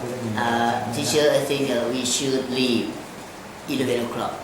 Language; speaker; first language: English; non-native, learner; Thai